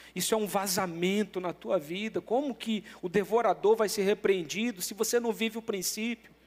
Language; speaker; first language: Portuguese; native; Portuguese